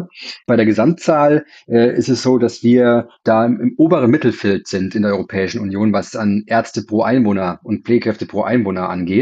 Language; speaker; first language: German; native; German